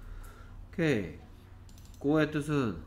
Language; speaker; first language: Korean; native; Korean